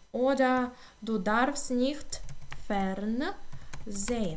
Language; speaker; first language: German; non-native, fluent; Ukrainian